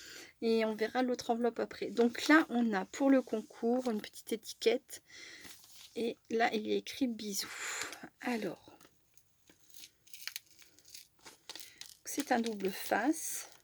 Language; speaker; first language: French; native; French